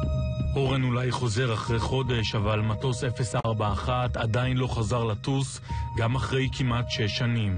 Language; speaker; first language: Hebrew; native; Hebrew